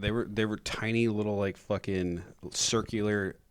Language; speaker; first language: English; native; English